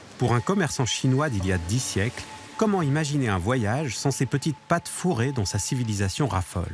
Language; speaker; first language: French; native; French